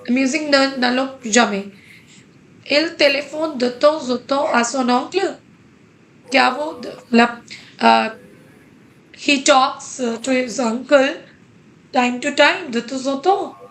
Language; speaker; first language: French; non-native, fluent; Hindi